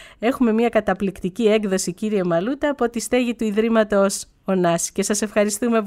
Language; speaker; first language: Greek; native; Greek